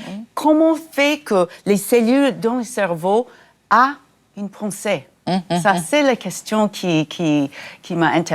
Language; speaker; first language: French; non-native, fluent; English